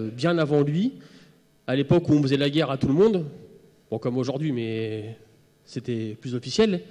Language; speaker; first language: French; native; French